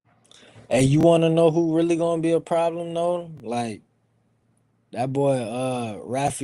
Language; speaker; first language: English; native; English